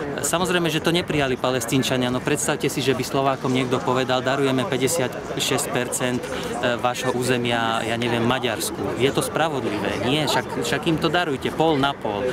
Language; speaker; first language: Slovak; non-native, fluent; Arabic